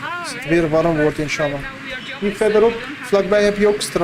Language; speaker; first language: Dutch; early bilingual, other home language; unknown